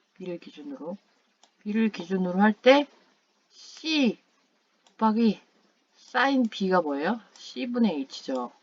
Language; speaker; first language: Korean; non-native, fluent; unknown